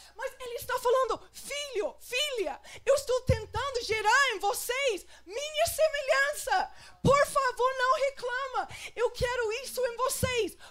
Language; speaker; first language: Portuguese; non-native, fluent; English